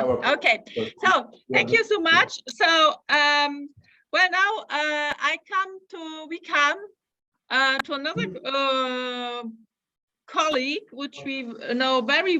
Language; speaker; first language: English; non-native, fluent; German